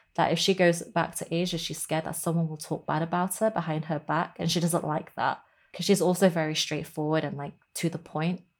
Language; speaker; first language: English; native; English